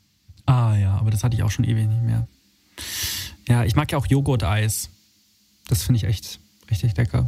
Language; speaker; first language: German; native; German